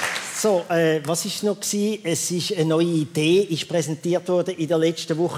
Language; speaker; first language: German; native; German